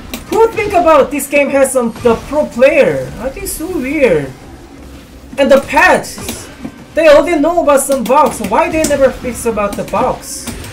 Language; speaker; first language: English; non-native, learner; Korean